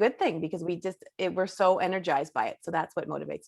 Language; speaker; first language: English; native; English